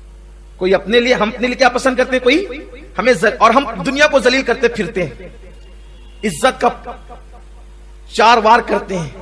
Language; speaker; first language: Urdu; native; Urdu